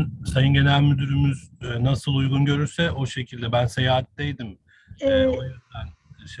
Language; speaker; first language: Turkish; native; Turkish